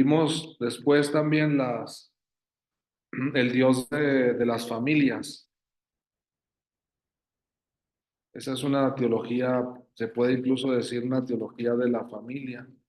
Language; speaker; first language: Spanish; native; Spanish